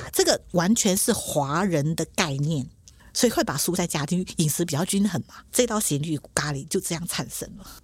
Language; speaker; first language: Chinese; native; Chinese